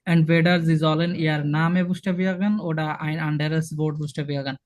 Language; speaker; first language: German; non-native, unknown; Bangla